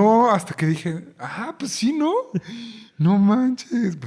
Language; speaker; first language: Spanish; native; Spanish